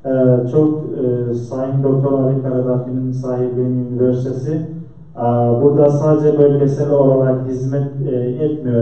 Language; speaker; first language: Turkish; non-native, fluent; Central Kurdish